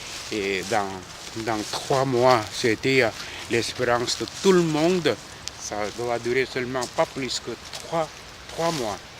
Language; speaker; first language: French; non-native, fluent; Korean